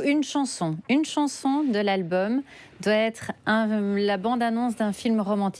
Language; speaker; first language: French; native; French